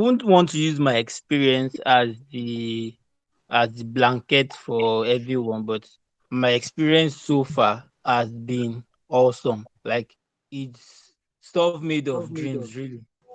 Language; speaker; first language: English; non-native, local second language; Yoruba